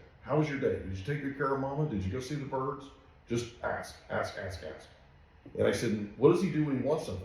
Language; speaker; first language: English; native; English